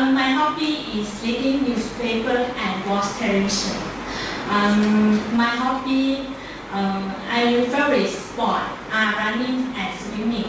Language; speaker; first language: English; non-native, learner; Thai